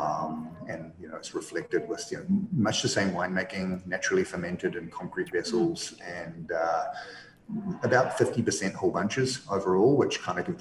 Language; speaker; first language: English; native; English